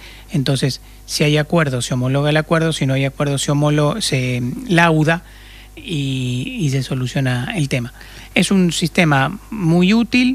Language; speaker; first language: Spanish; native; Spanish